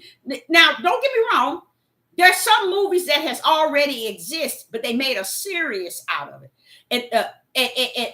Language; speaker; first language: English; native; English